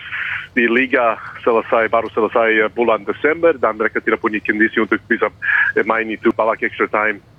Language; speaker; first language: Indonesian; non-native, fluent; English